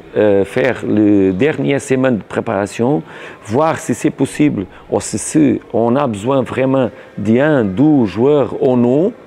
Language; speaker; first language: French; non-native, learner; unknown